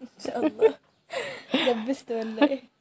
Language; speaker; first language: Arabic; native; Arabic